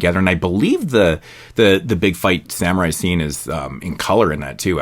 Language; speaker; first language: English; native; English